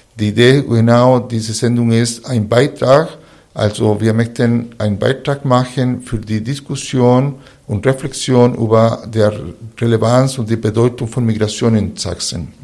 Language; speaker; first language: German; non-native, fluent; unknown